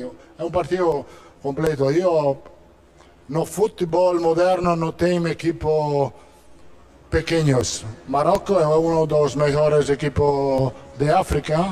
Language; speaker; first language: Portuguese; non-native, learner; Italian